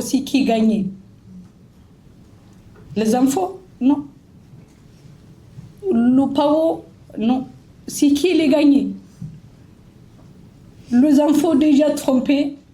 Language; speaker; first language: French; non-native, learner; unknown